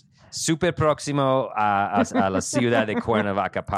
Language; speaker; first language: Spanish; non-native, fluent; English